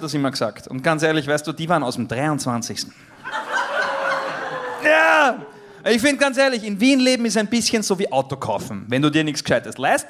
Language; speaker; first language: German; native; German